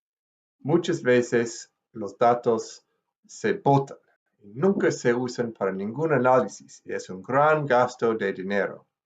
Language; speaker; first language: Spanish; non-native, fluent; English